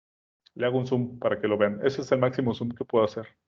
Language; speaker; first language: Spanish; native; Spanish